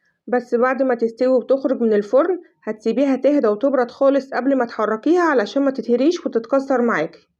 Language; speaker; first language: Arabic; native; Arabic